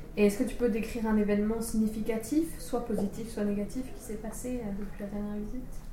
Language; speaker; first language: French; native; French